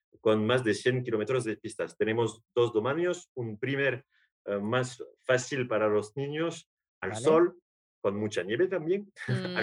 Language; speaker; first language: Spanish; non-native, learner; French